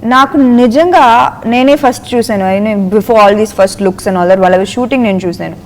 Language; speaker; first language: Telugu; non-native, fluent; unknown